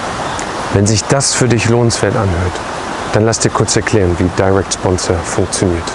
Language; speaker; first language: German; native; German